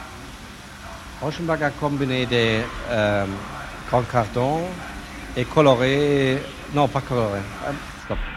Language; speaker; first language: French; non-native, learner; German